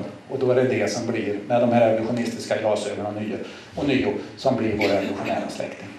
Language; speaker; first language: Swedish; native; Swedish